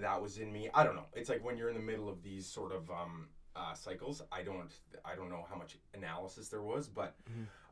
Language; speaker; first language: English; native; English